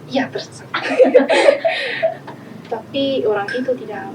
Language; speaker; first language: Indonesian; non-native, learner; Malagasy